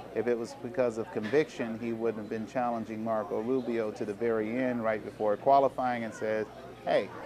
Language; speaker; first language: English; native; English